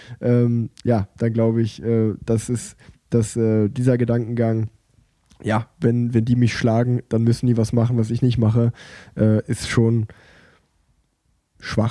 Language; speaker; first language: German; native; German